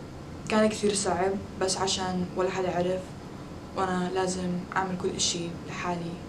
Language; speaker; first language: Arabic; early bilingual, heritage; Arabic